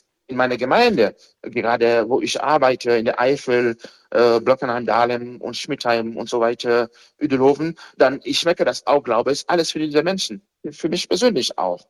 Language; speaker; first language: German; non-native, fluent; Haitian Creole